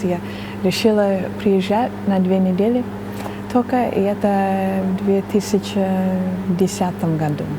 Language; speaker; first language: Russian; non-native, fluent; English